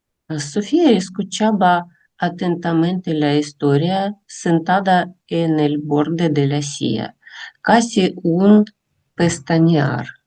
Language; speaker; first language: Spanish; non-native, learner; Russian